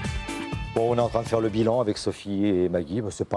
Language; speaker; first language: French; native; French